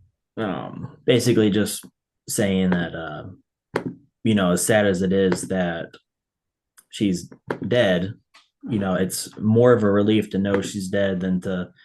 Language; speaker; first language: English; native; English